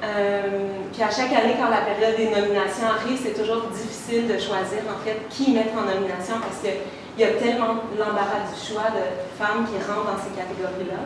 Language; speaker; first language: French; native; French